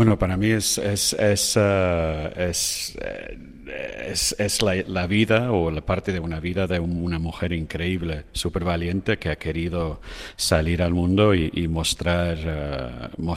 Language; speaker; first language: Spanish; non-native, fluent; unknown